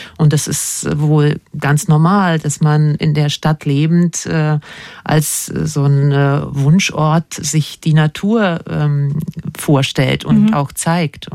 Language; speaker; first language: German; non-native, fluent; Latvian